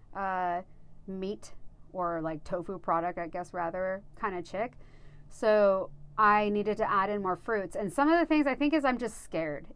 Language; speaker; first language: English; native; English